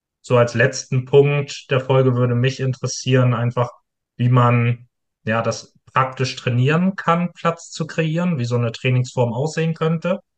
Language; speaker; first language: German; native; German